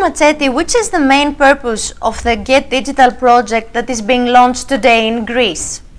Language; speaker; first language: English; non-native, fluent; Greek